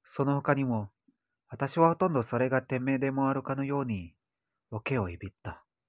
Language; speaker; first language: Japanese; non-native, learner; Indonesian